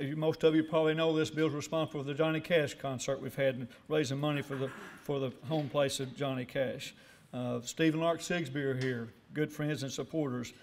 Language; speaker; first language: English; native; English